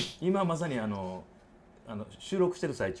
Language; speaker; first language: Japanese; native; Japanese